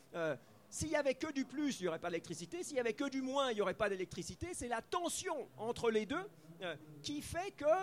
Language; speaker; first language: French; native; French